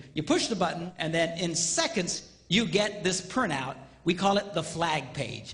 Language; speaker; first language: English; native; English